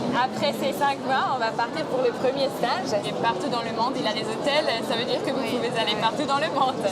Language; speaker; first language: French; non-native, fluent; German